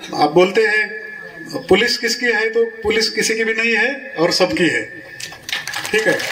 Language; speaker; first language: Hindi; non-native, local second language; Marathi